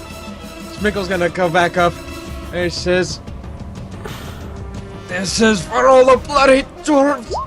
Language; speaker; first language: English; native; English